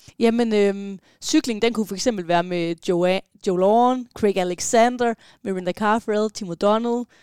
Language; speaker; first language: Danish; native; Danish